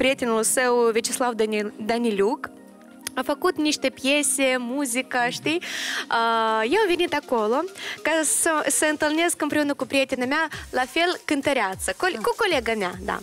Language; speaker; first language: Romanian; non-native, local second language; Russian